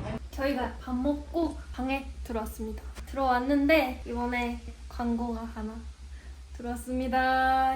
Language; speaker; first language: Korean; non-native, fluent; Japanese